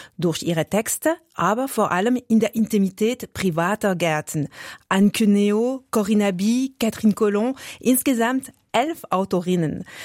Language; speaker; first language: German; non-native, local second language; French